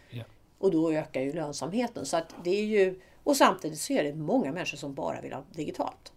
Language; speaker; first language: Swedish; native; Swedish